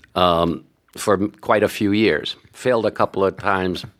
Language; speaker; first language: English; early bilingual, other home language; Hungarian